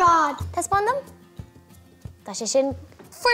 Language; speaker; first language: Irish; native; Irish